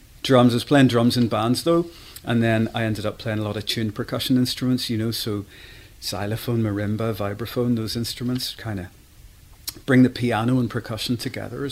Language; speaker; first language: English; native; English